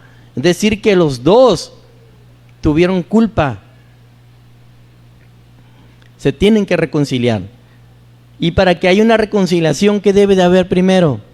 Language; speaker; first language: Spanish; native; Spanish